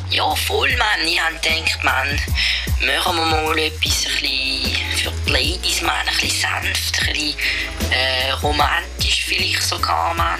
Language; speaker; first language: German; native; German